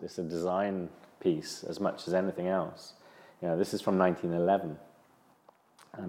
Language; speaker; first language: English; native; English